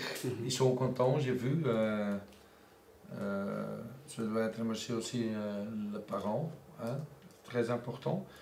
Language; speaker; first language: French; non-native, local second language; Dutch